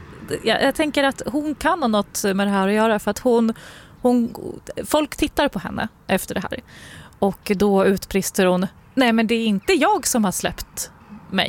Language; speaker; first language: Swedish; native; Swedish